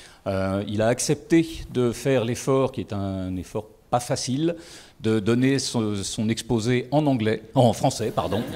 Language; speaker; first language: French; native; French